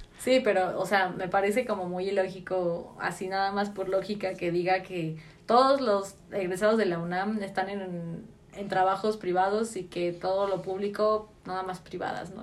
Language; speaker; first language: Spanish; native; Spanish